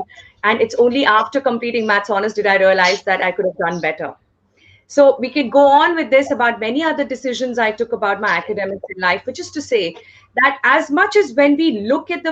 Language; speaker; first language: English; non-native, local second language; Hindi